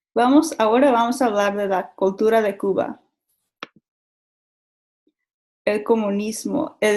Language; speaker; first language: Spanish; non-native, learner; English